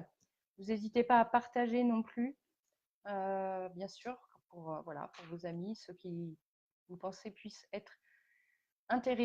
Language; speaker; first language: French; native; French